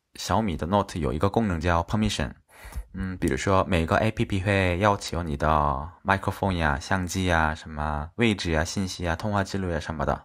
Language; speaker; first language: Chinese; non-native, fluent; Korean